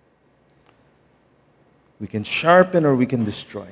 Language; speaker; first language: English; non-native, local second language; Filipino